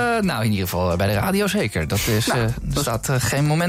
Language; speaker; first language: Dutch; native; Dutch